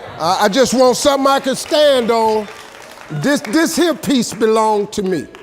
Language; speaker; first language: English; native; English